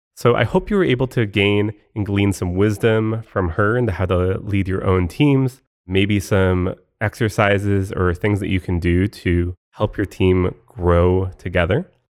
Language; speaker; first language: English; native; English